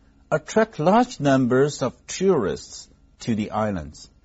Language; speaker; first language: English; non-native, fluent; Chinese